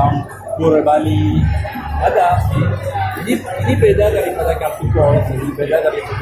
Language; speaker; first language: Indonesian; non-native, fluent; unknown